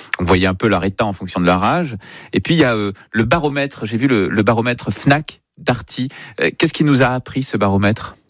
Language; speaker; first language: French; native; French